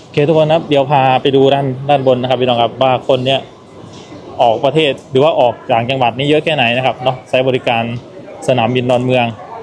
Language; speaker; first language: Thai; native; Thai